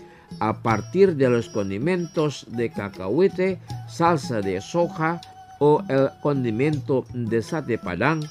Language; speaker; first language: Spanish; non-native, fluent; Indonesian